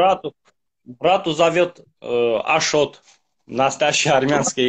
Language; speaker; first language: Russian; non-native, fluent; Armenian